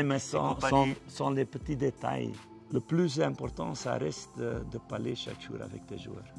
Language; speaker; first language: French; non-native, fluent; Dutch